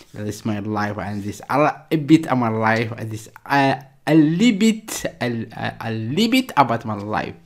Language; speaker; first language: English; non-native, learner; Arabic